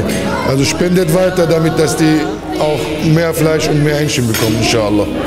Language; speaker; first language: German; non-native, fluent; Arabic